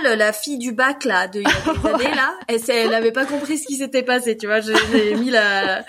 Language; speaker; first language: French; native; French